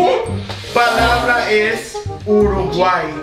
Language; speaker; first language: Spanish; early bilingual, heritage; Spanish